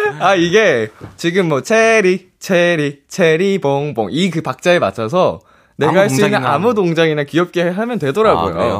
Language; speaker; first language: Korean; native; Korean